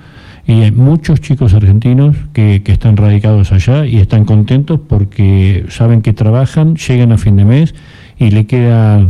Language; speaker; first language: Spanish; native; Spanish